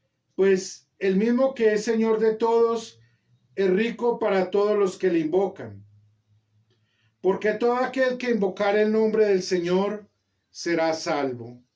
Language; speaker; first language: Spanish; native; Spanish